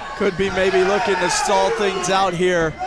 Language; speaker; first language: English; native; English